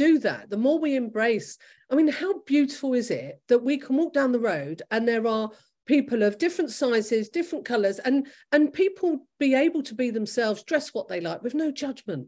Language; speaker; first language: English; native; English